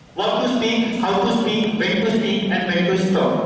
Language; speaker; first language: English; non-native, local second language; Hindi